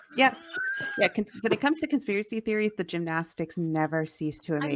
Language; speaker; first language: English; native; English